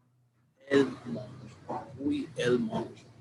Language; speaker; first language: French; non-native, learner; Spanish